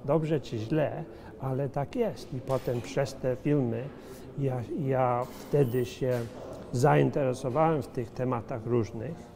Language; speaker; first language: Polish; early bilingual, heritage; Polish